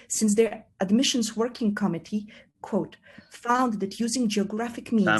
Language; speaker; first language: English; non-native, fluent; Polish